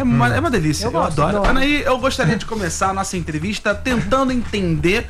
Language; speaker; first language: Portuguese; native; Portuguese